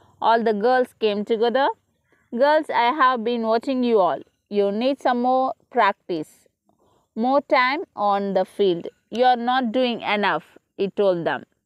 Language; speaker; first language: English; non-native, local second language; Tamil